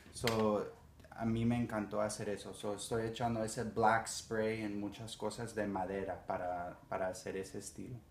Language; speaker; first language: Spanish; early bilingual, heritage; Spanish